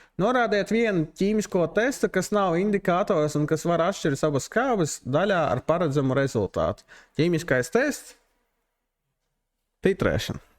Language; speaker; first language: Latvian; non-native, local second language; Russian